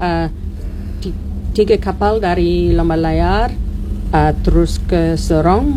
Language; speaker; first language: Indonesian; non-native, learner; English